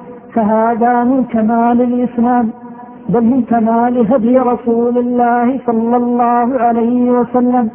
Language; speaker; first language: Arabic; native; Arabic